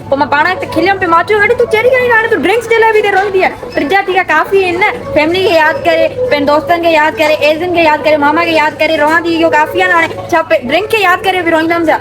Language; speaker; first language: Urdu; non-native, local second language; Sindhi